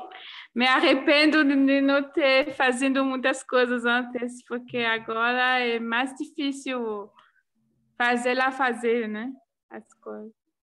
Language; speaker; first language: Portuguese; non-native, fluent; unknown